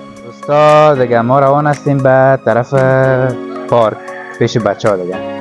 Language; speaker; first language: Persian; native; Persian